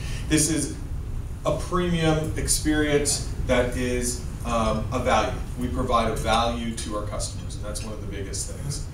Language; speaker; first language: English; native; English